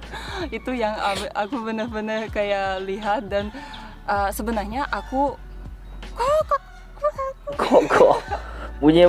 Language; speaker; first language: Indonesian; non-native, fluent; Russian